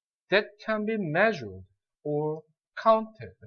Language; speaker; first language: English; non-native, fluent; Korean